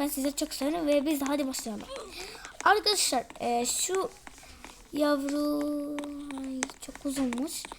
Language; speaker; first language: Turkish; early bilingual, heritage; Turkish